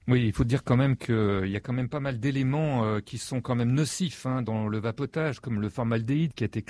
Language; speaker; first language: French; native; French